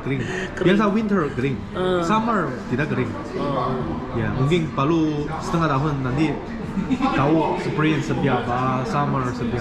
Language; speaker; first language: Indonesian; non-native, learner; Chinese